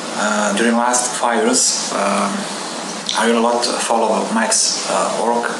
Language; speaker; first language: English; non-native, learner; Serbian